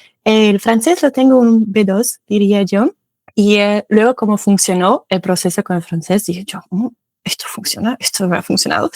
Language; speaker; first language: Spanish; non-native, fluent; German